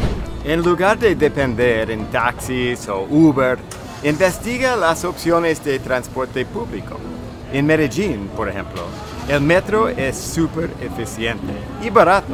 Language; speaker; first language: Spanish; non-native, fluent; English